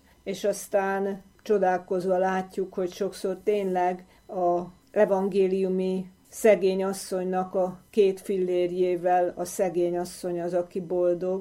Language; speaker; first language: Hungarian; native; Hungarian